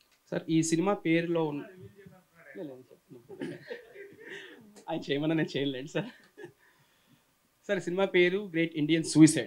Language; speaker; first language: Telugu; native; Telugu